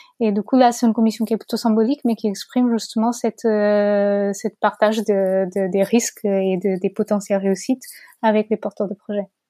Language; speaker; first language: French; non-native, fluent; Portuguese